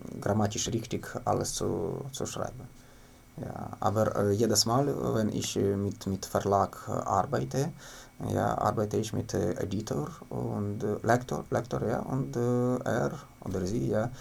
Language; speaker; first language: German; non-native, learner; Ukrainian